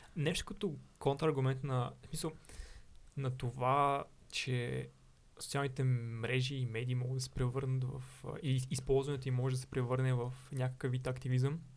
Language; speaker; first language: Bulgarian; native; Bulgarian